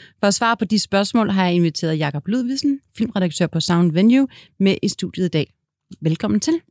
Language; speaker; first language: Danish; native; Danish